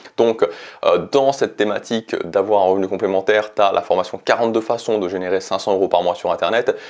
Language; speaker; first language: French; native; French